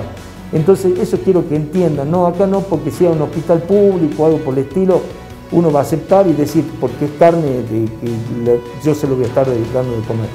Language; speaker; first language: Spanish; native; Spanish